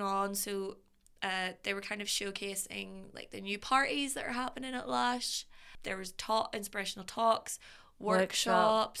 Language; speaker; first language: English; native; English